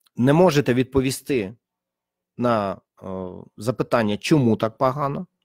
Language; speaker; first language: Ukrainian; native; Ukrainian